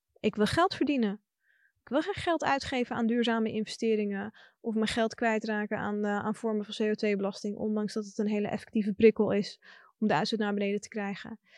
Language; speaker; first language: Dutch; early bilingual, other home language; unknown